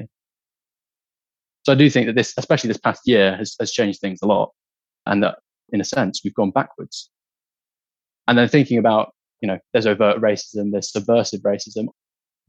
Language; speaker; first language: English; native; English